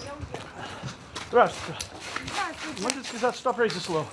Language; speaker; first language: Russian; non-native, learner; English